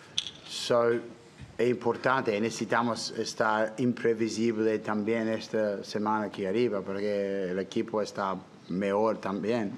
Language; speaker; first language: Spanish; non-native, learner; English